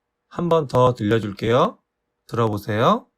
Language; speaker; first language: Korean; native; Korean